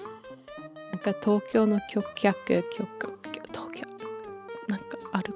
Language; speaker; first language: Japanese; non-native, fluent; English